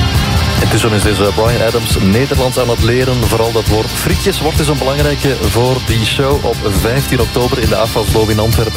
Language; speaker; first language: Dutch; native; Dutch